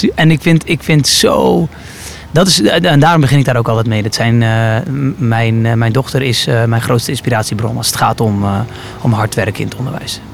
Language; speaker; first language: Dutch; early bilingual, other home language; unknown